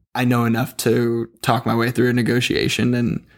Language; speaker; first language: English; native; English